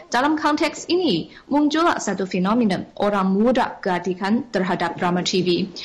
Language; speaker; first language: Malay; non-native, fluent; Chinese